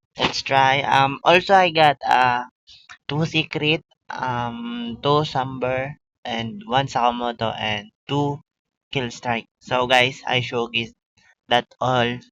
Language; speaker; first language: English; non-native, local second language; Filipino